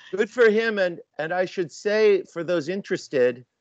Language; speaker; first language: English; native; English